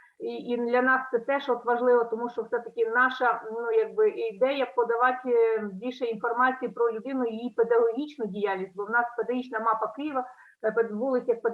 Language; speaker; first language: Ukrainian; native; Ukrainian